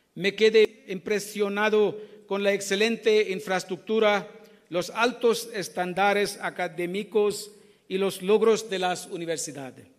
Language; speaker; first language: Spanish; non-native, fluent; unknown